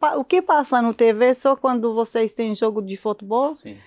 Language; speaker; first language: Portuguese; non-native, learner; Arabic